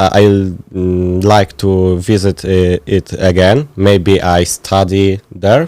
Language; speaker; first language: English; non-native, learner; Polish